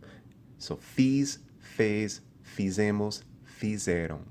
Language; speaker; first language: Portuguese; non-native, fluent; English